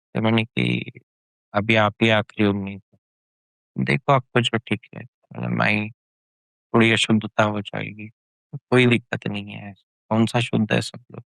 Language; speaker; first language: Hindi; non-native, local second language; Marathi